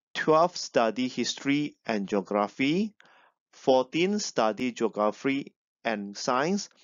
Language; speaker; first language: English; non-native, local second language; Chinese